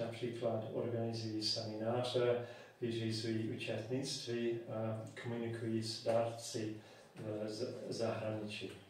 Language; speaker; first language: Czech; non-native, fluent; English